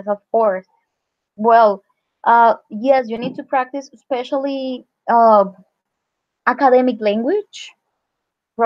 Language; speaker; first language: English; non-native, fluent; Spanish